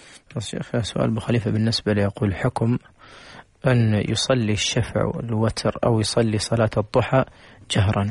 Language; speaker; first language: Arabic; native; Arabic